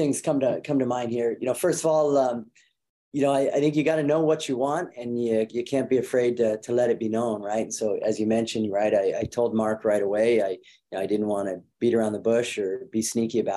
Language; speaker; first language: English; native; English